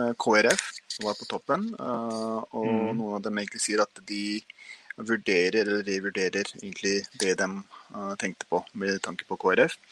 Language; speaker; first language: Norwegian; early bilingual, other home language; Urdu